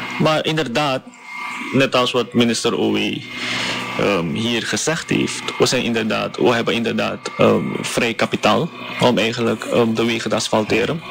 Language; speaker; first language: Dutch; non-native, fluent; Chinese